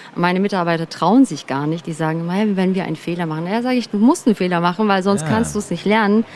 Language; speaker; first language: German; early bilingual, other home language; Turkish